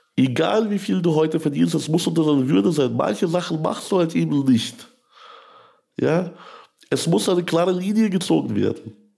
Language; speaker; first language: German; early bilingual, other home language; Russian